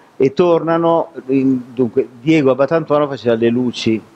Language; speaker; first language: Italian; native; Italian